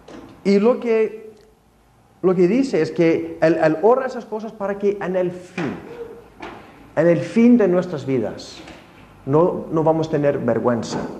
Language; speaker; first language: Spanish; non-native, fluent; Icelandic